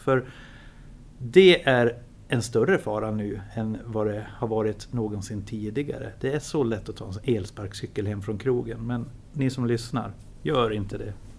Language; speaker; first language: Swedish; native; Swedish